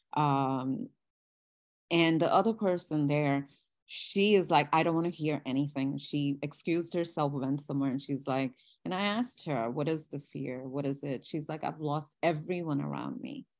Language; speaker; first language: English; non-native, local second language; Gujarati